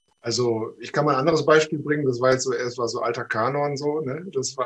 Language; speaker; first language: German; native; German